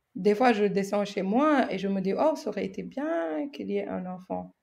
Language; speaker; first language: French; non-native, local second language; Wolof